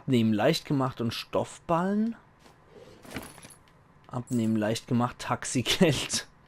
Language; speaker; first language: German; native; German